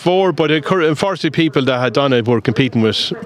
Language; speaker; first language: English; native; English